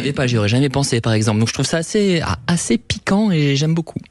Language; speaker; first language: French; native; French